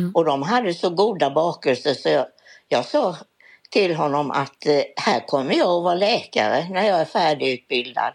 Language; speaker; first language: Swedish; native; Swedish